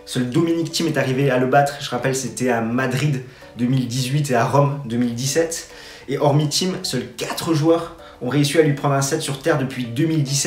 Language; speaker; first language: French; native; French